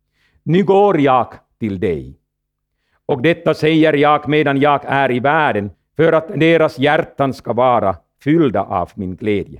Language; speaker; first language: Swedish; non-native, fluent; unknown